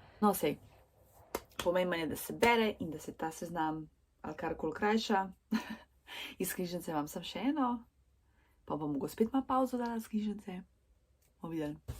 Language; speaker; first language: Slovenian; early bilingual, other home language; Serbian